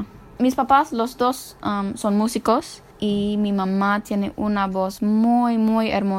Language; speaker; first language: Spanish; non-native, fluent; English